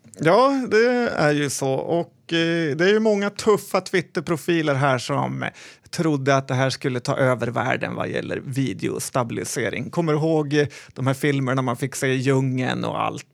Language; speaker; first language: Swedish; native; Swedish